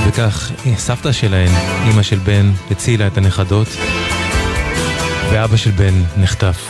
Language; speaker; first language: Hebrew; native; Hebrew